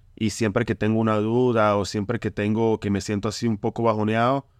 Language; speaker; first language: Spanish; native; Spanish